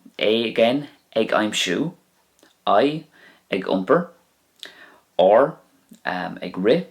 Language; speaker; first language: Irish; non-native, local second language; English